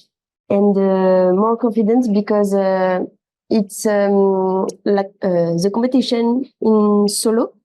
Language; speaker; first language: English; non-native, learner; French